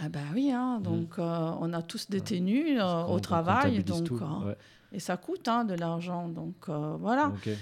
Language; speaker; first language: French; native; French